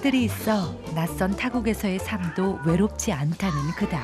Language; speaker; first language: Korean; native; Korean